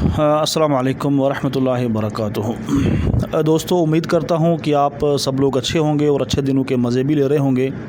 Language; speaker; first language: Urdu; non-native, local second language; Kashmiri